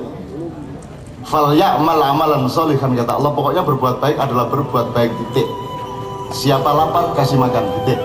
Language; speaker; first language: Indonesian; non-native, local second language; Javanese